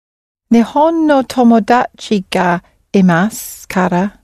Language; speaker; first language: Japanese; non-native, learner; English